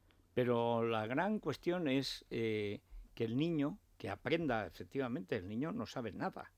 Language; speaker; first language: Spanish; native; Spanish